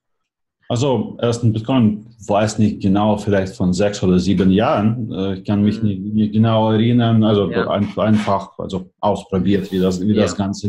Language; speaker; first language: German; non-native, fluent; Russian